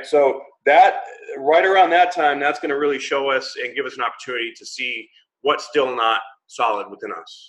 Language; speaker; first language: English; native; English